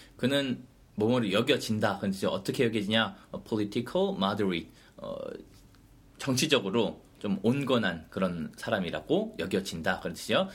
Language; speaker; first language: Korean; non-native, fluent; English